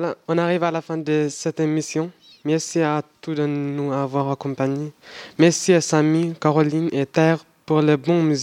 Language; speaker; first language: French; non-native, learner; Tigrinya